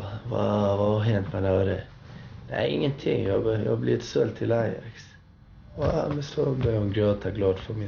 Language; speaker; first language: Swedish; early bilingual, other home language; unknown